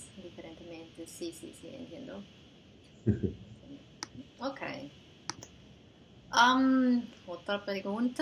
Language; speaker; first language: Spanish; non-native, fluent; Portuguese